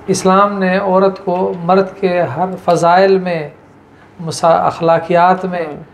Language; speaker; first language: Urdu; native; Urdu